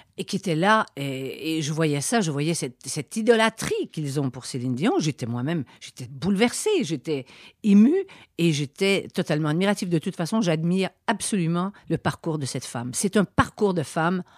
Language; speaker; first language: French; native; French